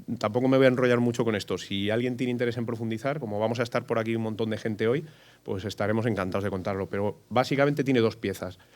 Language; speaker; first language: Spanish; native; Spanish